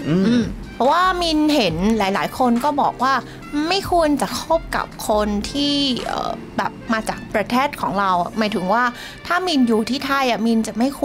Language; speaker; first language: Thai; non-native, fluent; Vietnamese